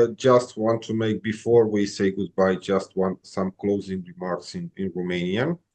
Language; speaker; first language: English; non-native, fluent; Romanian